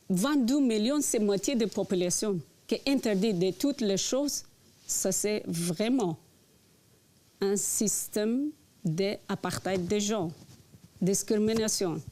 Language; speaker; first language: French; non-native, learner; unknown